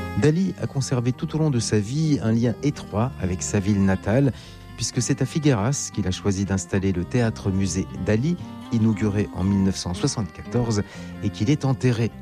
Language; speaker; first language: French; native; French